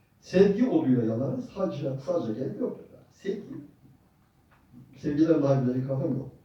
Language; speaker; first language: Turkish; native; Turkish